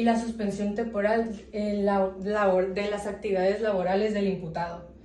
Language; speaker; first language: Spanish; native; Spanish